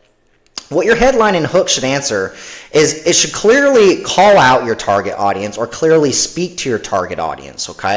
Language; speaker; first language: English; native; English